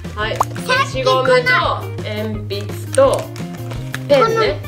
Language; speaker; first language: Japanese; native; Japanese